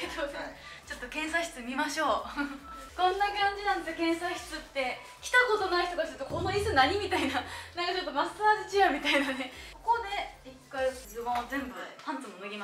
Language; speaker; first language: Japanese; native; Japanese